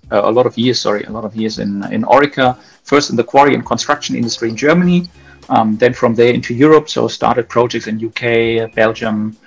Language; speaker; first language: English; non-native, fluent; German